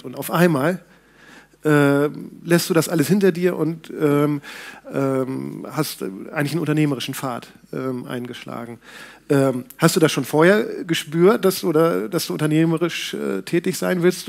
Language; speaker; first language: German; native; German